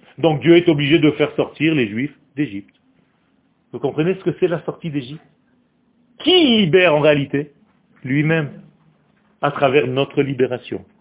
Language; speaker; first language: French; non-native, fluent; Hebrew